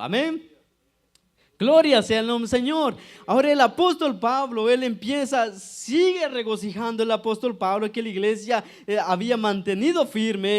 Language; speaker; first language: Spanish; native; Spanish